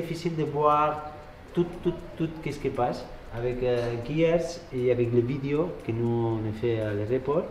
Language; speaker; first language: French; non-native, learner; Spanish